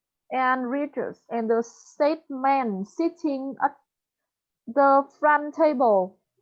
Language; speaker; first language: English; non-native, fluent; Vietnamese